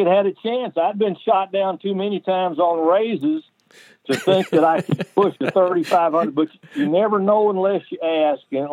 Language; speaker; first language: English; native; English